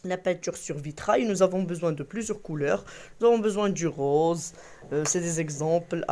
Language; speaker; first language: French; non-native, local second language; Arabic